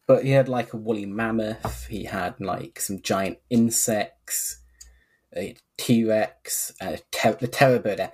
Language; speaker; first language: English; native; English